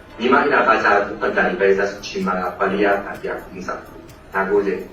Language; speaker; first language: Hausa; non-native, fluent; Chinese